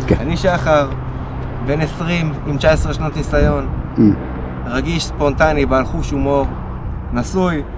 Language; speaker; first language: Hebrew; early bilingual, other home language; Russian